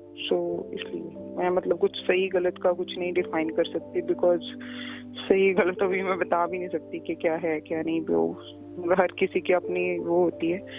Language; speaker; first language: Hindi; non-native, local second language; Punjabi